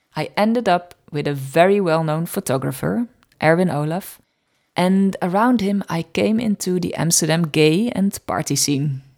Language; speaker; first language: English; non-native, fluent; Dutch